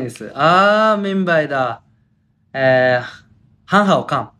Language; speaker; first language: Chinese; non-native, learner; Japanese